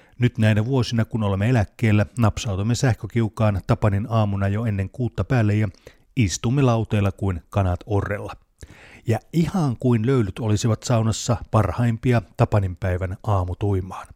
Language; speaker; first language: Finnish; native; Finnish